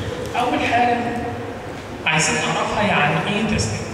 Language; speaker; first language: Arabic; native; Arabic